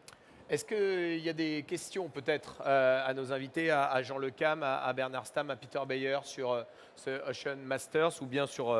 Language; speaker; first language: French; native; French